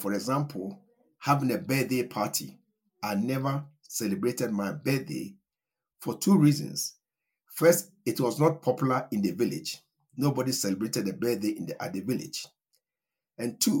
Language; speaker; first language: English; non-native, local second language; Akan